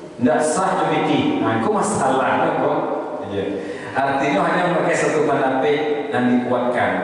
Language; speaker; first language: Malay; non-native, local second language; Minangkabau